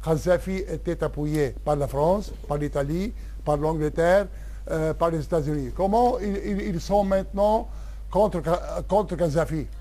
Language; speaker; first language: French; non-native, local second language; Arabic